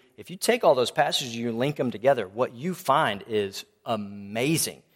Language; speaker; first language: English; native; English